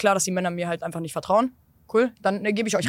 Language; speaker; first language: German; native; German